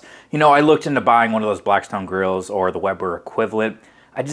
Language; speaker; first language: English; native; English